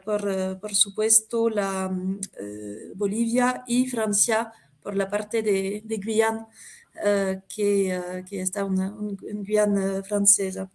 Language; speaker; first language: Spanish; non-native, fluent; French